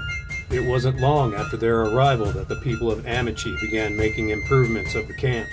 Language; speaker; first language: English; native; English